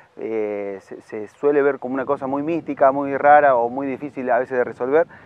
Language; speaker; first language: Spanish; native; Spanish